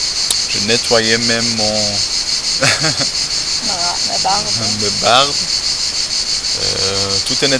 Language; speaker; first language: French; non-native, learner; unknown